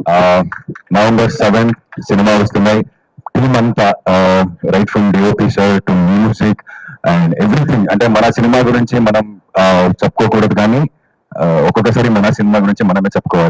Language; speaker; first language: Telugu; non-native, fluent; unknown